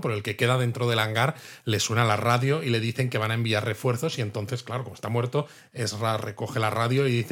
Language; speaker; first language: Spanish; native; Spanish